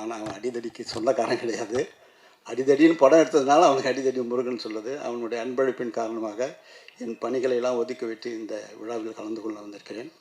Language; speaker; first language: Tamil; native; Tamil